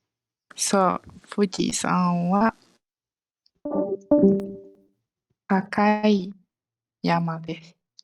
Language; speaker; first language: Japanese; non-native, fluent; Malay